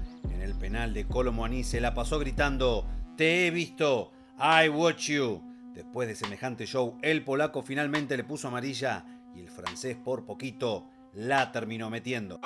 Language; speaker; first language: Spanish; native; Spanish